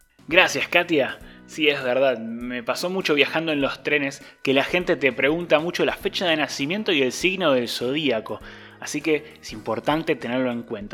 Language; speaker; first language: Spanish; native; Spanish